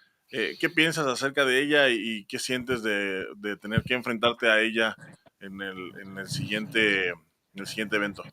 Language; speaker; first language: Spanish; native; Spanish